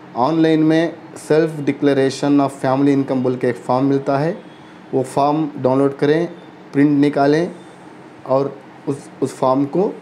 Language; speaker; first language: Hindi; non-native, local second language; Urdu